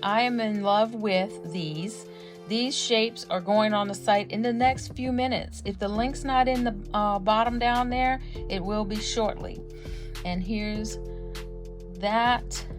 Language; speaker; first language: English; native; English